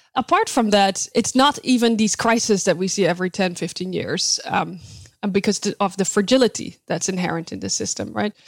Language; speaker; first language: English; non-native, fluent; Dutch